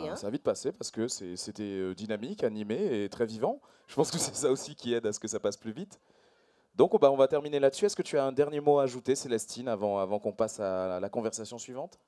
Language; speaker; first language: French; native; French